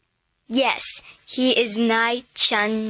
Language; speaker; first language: English; non-native, learner; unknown